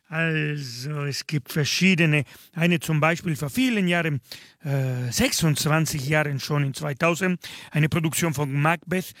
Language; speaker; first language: German; non-native, fluent; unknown